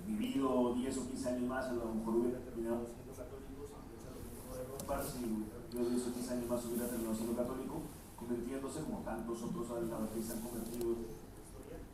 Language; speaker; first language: Spanish; native; Spanish